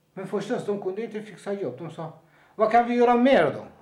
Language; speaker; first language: Swedish; non-native, fluent; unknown